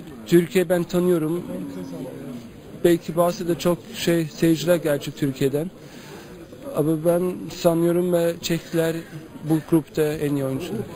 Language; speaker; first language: Turkish; early bilingual, heritage; Turkish